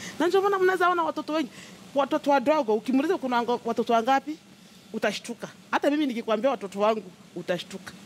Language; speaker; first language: Swahili; native; Swahili